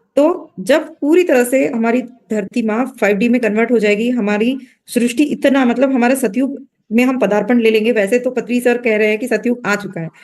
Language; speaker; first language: Hindi; non-native, local second language; Marathi